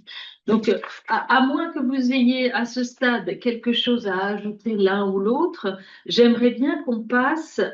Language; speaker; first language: French; native; French